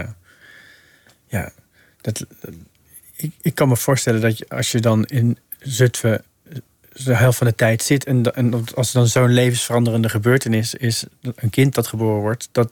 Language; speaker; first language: Dutch; native; Dutch